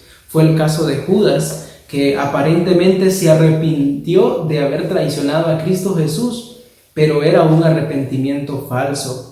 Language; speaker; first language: Spanish; native; Spanish